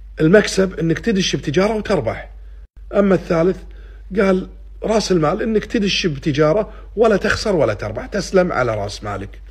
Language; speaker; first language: Arabic; native; Arabic